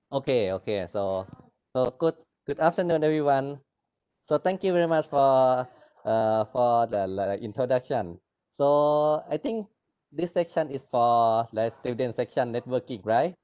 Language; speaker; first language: English; non-native, learner; Thai